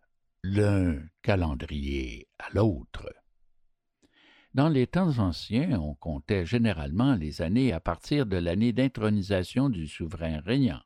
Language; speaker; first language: French; native; French